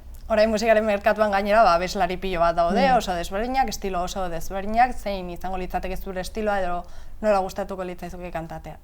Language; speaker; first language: Basque; native; Basque